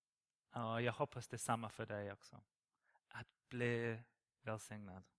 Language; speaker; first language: Swedish; non-native, learner; English